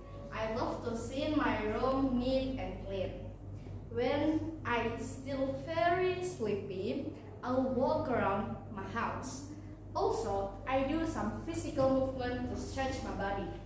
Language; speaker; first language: English; non-native, learner; Indonesian